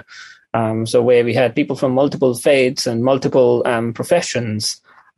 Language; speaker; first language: English; non-native, local second language; Tamil